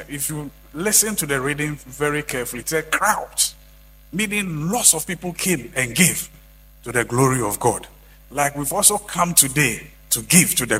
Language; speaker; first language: English; non-native, local second language; Akan